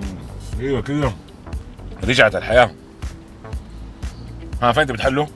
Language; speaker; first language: Arabic; native; Arabic